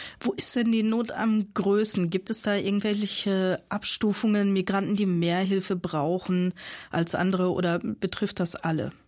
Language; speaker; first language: German; native; German